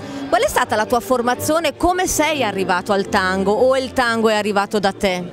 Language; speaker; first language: Italian; native; Italian